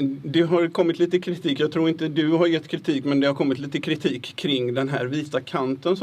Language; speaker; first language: Swedish; native; Swedish